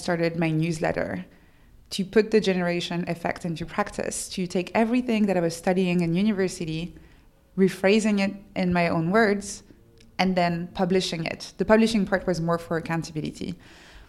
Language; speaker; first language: English; non-native, fluent; French